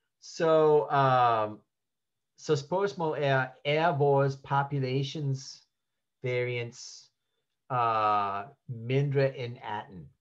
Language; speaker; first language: Danish; non-native, learner; English